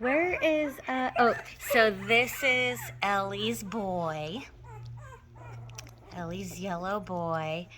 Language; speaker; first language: English; native; English